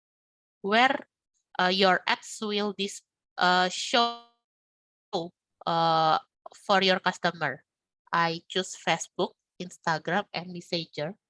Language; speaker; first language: English; non-native, learner; Indonesian